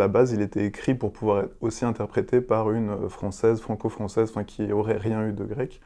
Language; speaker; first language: French; native; French